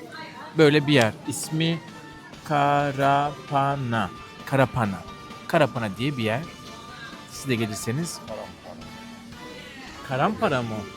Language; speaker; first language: Turkish; native; Turkish